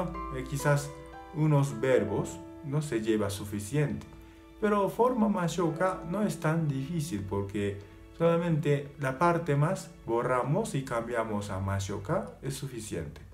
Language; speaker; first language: Spanish; non-native, fluent; Japanese